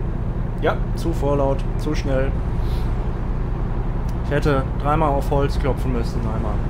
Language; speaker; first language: German; native; German